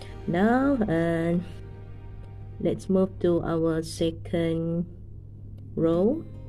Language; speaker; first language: English; non-native, local second language; Malay